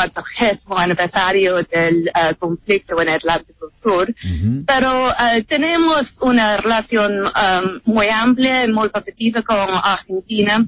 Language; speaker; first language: Spanish; non-native, fluent; English